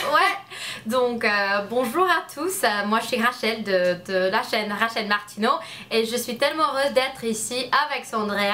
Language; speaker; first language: French; non-native, learner; English